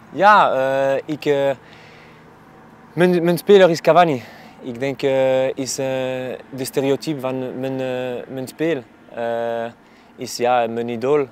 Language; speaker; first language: Dutch; non-native, local second language; Spanish